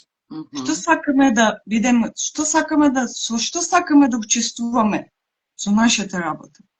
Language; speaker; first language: Macedonian; non-native, local second language; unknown